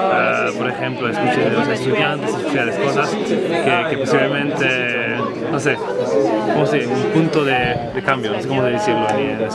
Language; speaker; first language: Spanish; non-native, fluent; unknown